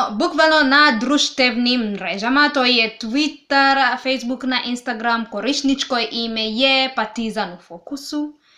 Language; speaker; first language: Serbian; non-native, learner; Swahili